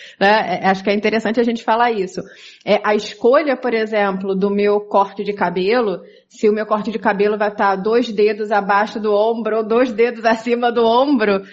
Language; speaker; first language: Portuguese; native; Portuguese